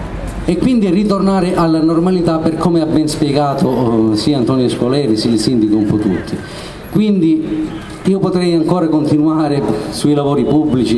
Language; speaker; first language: Italian; native; Italian